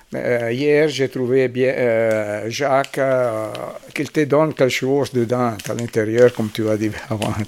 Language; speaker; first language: French; non-native, learner; Italian